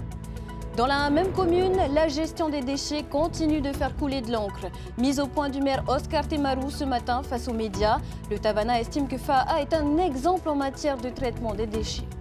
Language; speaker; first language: French; native; French